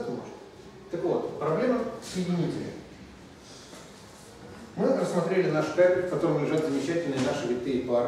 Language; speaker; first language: Russian; native; Russian